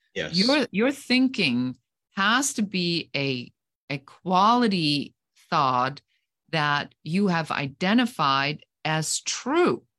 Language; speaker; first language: English; non-native, fluent; German